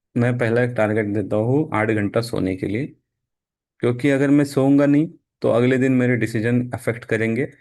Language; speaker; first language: Hindi; non-native, local second language; Marathi